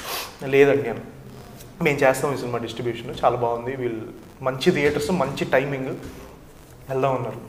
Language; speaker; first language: Telugu; native; Telugu